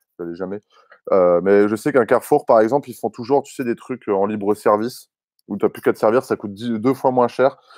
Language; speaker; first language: French; native; French